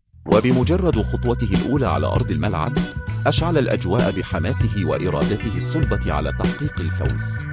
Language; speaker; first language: Arabic; native; Arabic